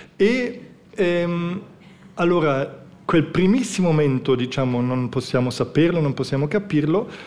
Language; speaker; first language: Italian; native; Italian